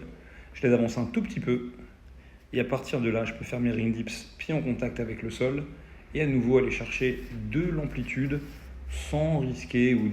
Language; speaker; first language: French; native; French